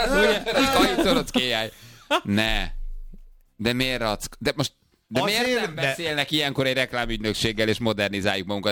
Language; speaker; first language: Hungarian; native; Hungarian